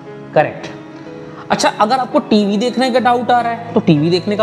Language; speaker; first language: Hindi; native; Hindi